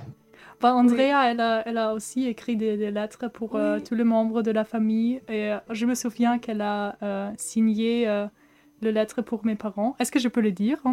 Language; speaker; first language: French; non-native, fluent; German